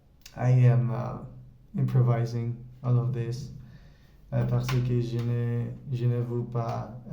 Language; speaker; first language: French; non-native, learner; Spanish